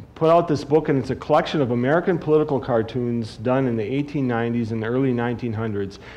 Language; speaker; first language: English; native; English